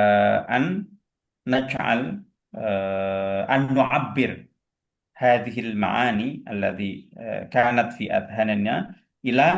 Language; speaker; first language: Arabic; non-native, fluent; Indonesian